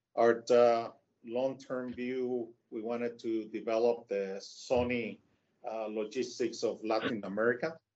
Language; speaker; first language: English; non-native, fluent; Spanish